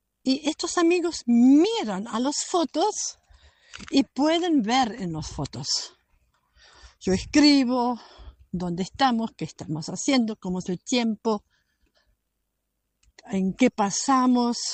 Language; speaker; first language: Spanish; non-native, fluent; German